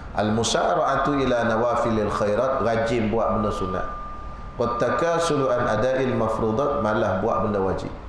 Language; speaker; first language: Malay; native; Malay